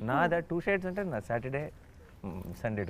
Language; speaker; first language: Telugu; native; Telugu